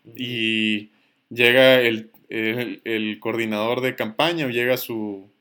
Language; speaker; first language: Spanish; native; Spanish